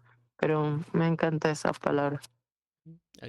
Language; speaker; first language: Spanish; non-native, fluent; English